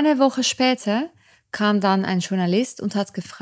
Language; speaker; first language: German; early bilingual, other home language; Dutch